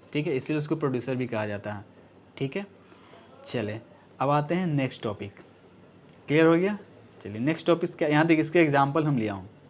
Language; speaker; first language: Hindi; native; Hindi